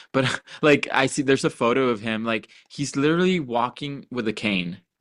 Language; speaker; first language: English; early bilingual, other home language; Spanish